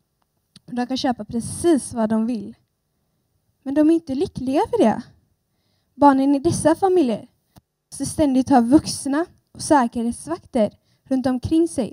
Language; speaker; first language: Swedish; early bilingual, other home language; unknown